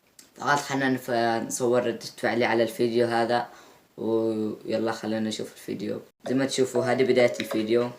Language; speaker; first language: Arabic; native; Arabic